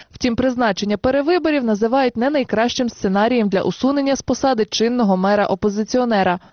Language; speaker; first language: Ukrainian; native; Ukrainian